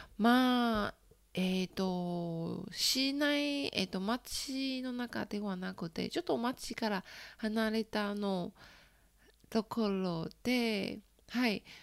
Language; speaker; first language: Japanese; non-native, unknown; Chinese